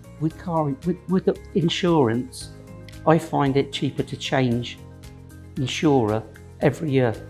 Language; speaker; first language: English; native; English